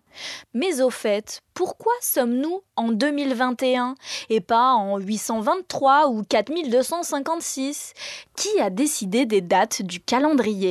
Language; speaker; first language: French; native; French